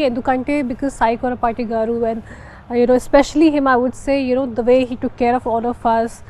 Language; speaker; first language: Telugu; non-native, learner; Hindi